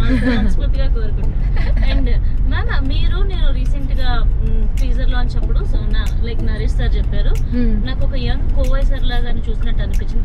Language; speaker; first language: Telugu; native; Telugu